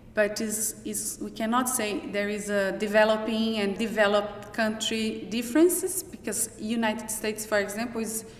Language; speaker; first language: English; non-native, fluent; Portuguese